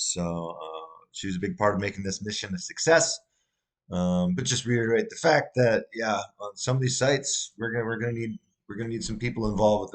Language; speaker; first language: English; native; English